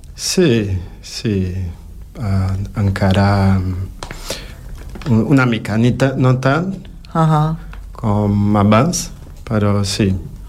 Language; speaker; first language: Catalan; non-native, learner; Portuguese